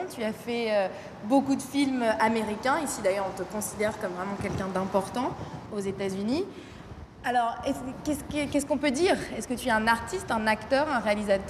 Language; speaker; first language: French; native; French